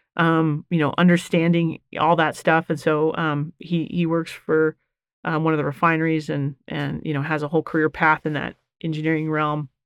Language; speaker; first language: English; native; English